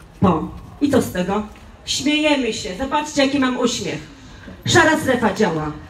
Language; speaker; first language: Polish; native; Polish